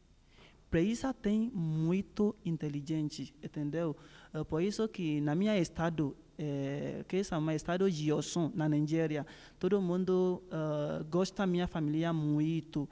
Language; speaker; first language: Portuguese; non-native, learner; Yoruba